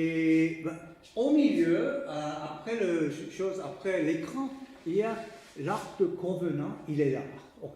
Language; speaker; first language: French; non-native, fluent; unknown